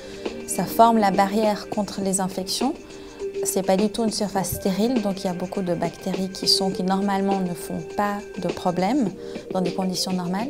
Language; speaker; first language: French; native; French